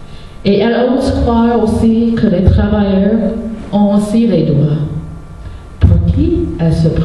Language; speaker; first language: French; non-native, local second language; English